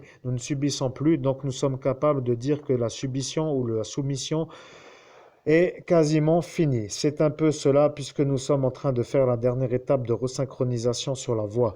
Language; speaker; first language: French; native; French